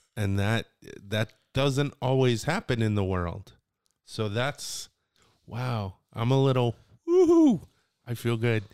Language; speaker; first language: English; native; English